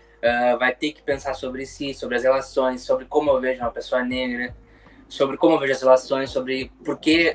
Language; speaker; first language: Portuguese; native; Portuguese